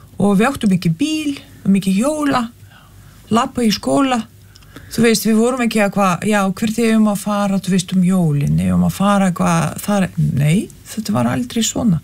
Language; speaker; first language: Icelandic; non-native, fluent; Lithuanian